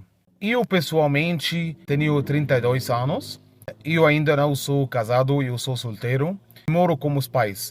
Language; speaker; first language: Portuguese; non-native, fluent; Arabic